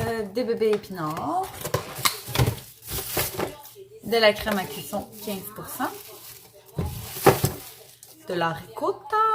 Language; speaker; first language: French; native; French